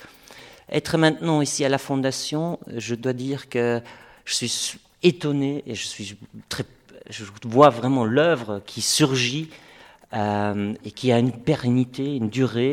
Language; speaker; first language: French; non-native, fluent; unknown